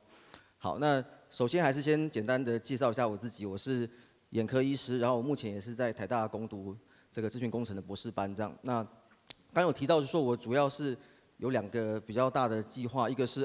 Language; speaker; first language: Chinese; native; Chinese